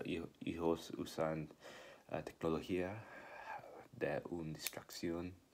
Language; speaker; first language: Spanish; non-native, learner; English